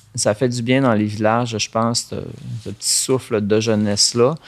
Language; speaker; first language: French; native; French